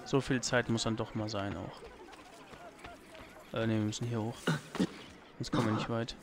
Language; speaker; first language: German; native; German